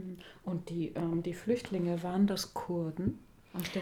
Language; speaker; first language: German; native; German